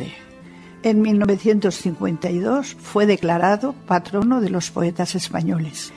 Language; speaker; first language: Spanish; native; Spanish